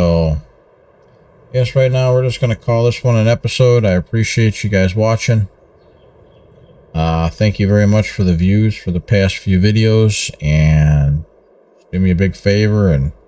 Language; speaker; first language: English; native; English